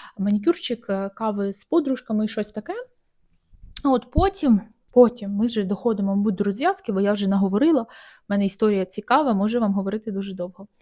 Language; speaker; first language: Ukrainian; native; Ukrainian